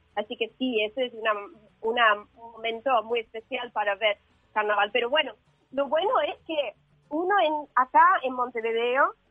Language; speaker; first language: Spanish; non-native, fluent; English